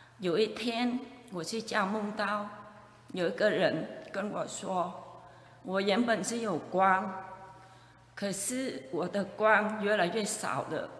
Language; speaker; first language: Chinese; non-native, fluent; Vietnamese